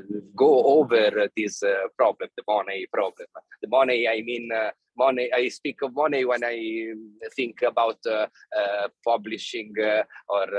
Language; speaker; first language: English; non-native, fluent; Italian